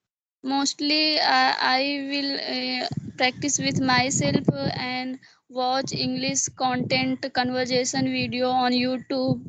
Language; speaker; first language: English; non-native, learner; Hindi